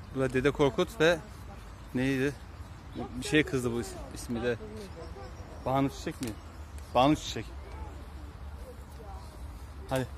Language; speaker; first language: Turkish; native; Turkish